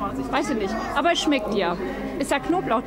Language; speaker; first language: German; native; German